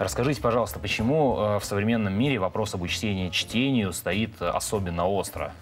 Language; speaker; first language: Russian; native; Russian